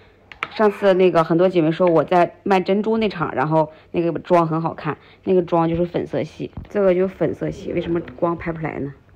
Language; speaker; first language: Chinese; native; Chinese